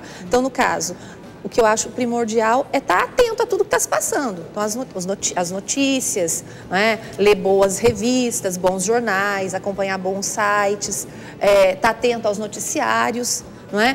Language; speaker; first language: Portuguese; native; Portuguese